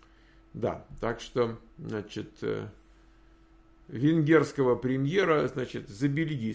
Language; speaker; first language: Russian; native; Russian